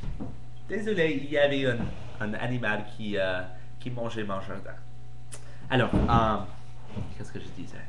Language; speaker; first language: French; non-native, fluent; English